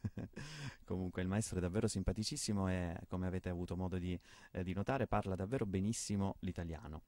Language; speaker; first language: Italian; native; Italian